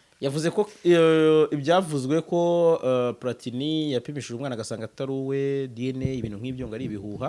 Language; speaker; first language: Kinyarwanda; native; Kinyarwanda